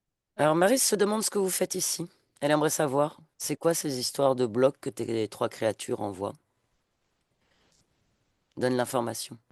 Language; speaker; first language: French; native; French